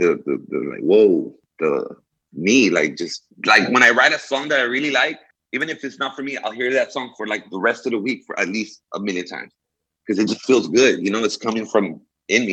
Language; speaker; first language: English; early bilingual, other home language; Spanish